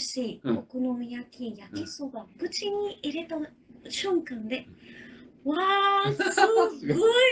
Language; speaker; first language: Japanese; non-native, learner; Arabic